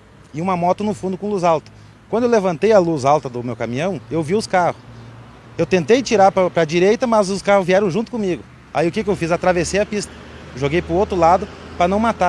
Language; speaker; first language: Portuguese; native; Portuguese